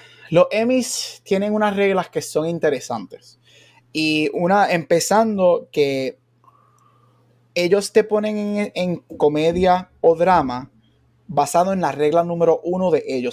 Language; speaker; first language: Spanish; native; Spanish